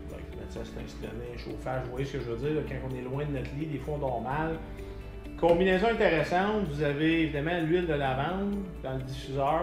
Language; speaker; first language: French; native; French